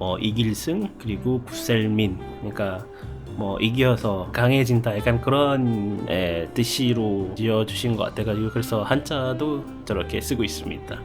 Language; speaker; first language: Korean; non-native, fluent; Malay